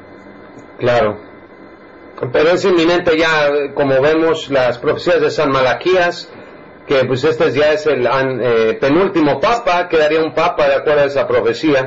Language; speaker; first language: Spanish; native; Spanish